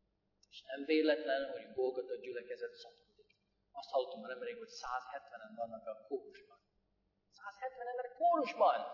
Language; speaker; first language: Hungarian; non-native, fluent; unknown